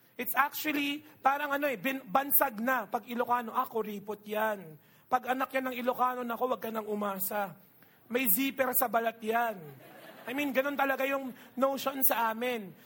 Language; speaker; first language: Filipino; non-native, local second language; Iloko